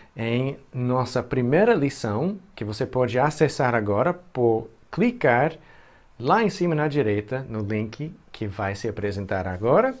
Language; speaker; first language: Portuguese; non-native, fluent; English